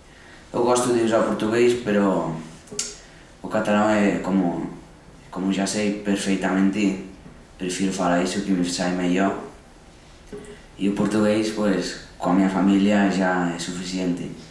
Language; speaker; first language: Portuguese; early bilingual, heritage; Portuguese